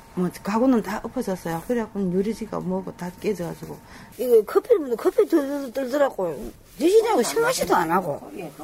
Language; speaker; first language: Korean; native; Korean